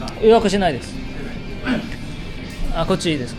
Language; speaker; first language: Japanese; non-native, learner; Korean